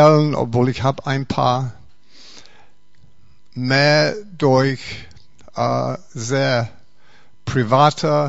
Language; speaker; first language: German; non-native, fluent; English